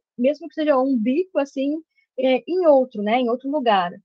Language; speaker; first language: Portuguese; native; Portuguese